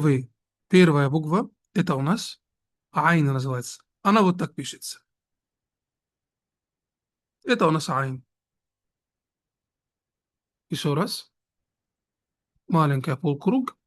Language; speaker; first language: Russian; non-native, fluent; Arabic